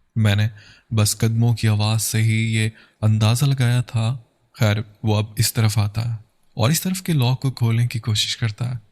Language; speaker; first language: Urdu; native; Urdu